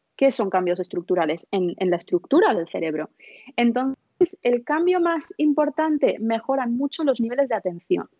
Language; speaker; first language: Spanish; early bilingual, other home language; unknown